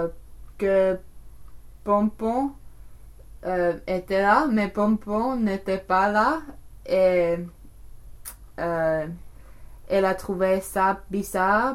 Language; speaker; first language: French; non-native, learner; English